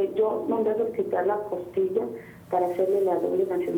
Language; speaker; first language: Spanish; native; Spanish